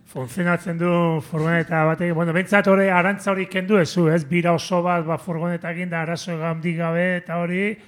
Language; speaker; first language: Basque; native; Basque